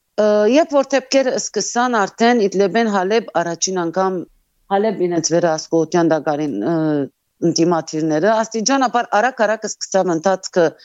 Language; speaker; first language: Armenian; early bilingual, heritage; Armenian